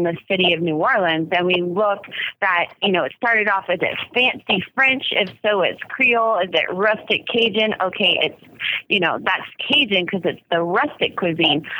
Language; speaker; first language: English; native; English